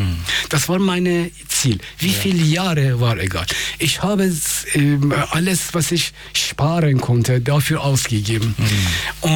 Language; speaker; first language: German; non-native, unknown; Persian